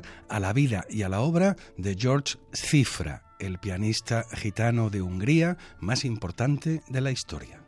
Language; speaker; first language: Spanish; native; Spanish